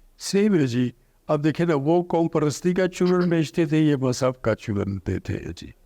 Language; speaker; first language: Urdu; non-native, local second language; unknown